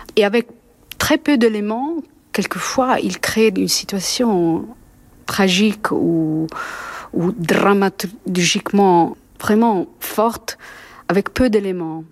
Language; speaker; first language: French; non-native, fluent; Italian